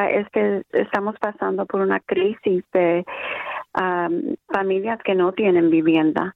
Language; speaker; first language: Spanish; early bilingual, other home language; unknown